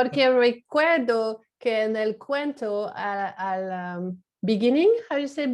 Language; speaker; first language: Spanish; non-native, learner; English